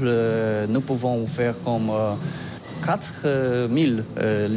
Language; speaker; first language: French; non-native, fluent; Polish